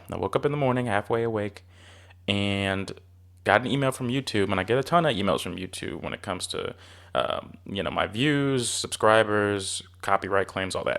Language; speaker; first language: English; native; English